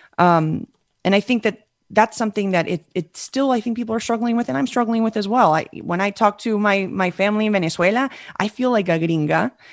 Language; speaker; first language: English; early bilingual, other home language; Spanish